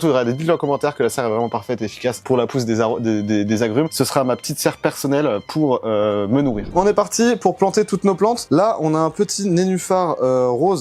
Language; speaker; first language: French; native; French